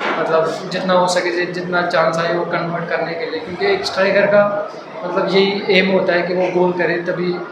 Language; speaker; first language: Hindi; non-native, local second language; Kashmiri